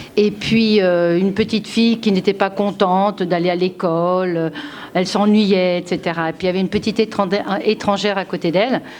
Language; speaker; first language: French; native; French